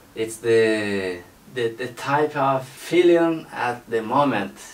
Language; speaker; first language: English; non-native, learner; Portuguese